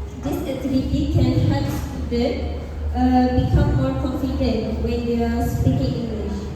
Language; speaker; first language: English; non-native, learner; Malay